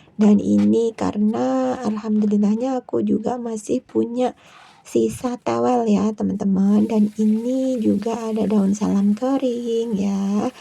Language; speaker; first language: Indonesian; non-native, local second language; Javanese